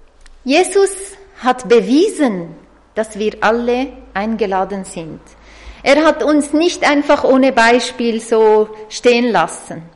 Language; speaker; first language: German; non-native, fluent; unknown